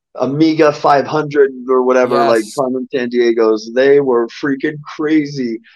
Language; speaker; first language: English; native; English